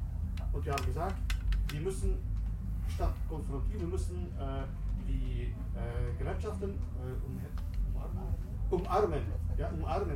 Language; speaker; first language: German; non-native, learner; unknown